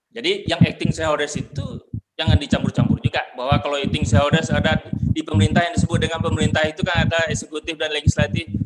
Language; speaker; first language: Indonesian; non-native, local second language; Minangkabau